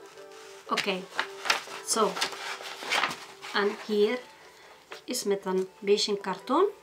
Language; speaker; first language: German; non-native, learner; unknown